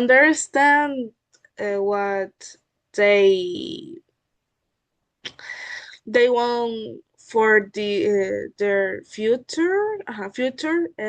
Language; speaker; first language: English; non-native, learner; Spanish